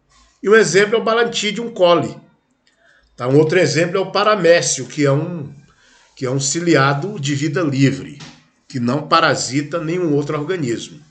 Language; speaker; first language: Portuguese; native; Portuguese